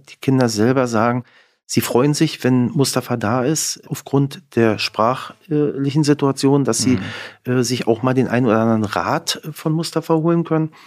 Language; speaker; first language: German; native; German